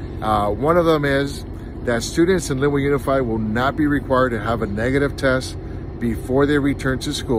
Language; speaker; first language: English; native; English